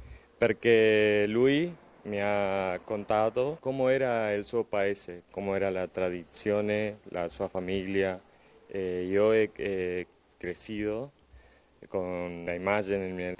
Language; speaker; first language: Italian; non-native, learner; Spanish